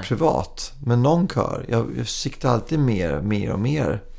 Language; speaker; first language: Swedish; early bilingual, other home language; English